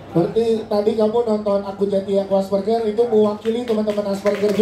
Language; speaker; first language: Indonesian; native; Indonesian